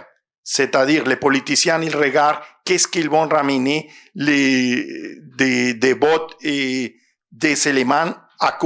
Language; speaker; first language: French; non-native, fluent; Spanish